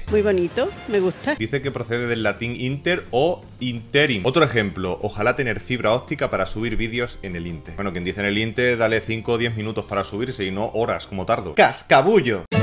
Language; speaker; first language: Spanish; native; Spanish